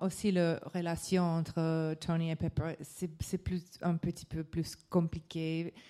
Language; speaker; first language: French; non-native, learner; English